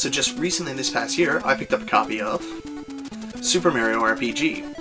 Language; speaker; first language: English; native; English